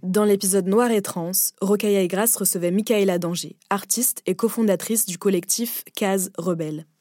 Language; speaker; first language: French; early bilingual, other home language; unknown